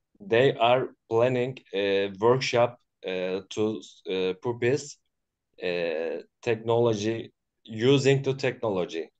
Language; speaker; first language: English; non-native, learner; Turkish